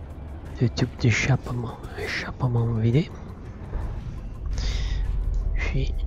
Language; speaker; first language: French; non-native, learner; Italian